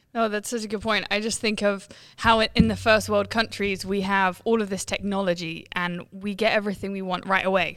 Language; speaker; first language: English; native; English